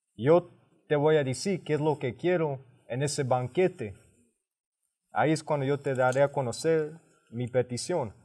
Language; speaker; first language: Spanish; early bilingual, heritage; Spanish